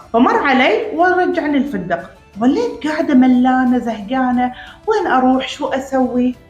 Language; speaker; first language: Arabic; native; Arabic